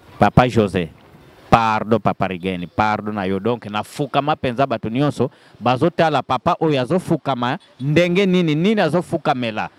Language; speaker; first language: Lingala; non-native, local second language; Kongo